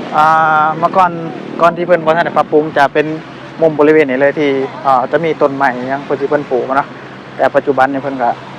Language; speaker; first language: Thai; native; Thai